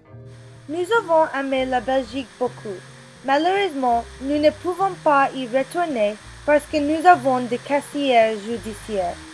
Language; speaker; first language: French; non-native, learner; English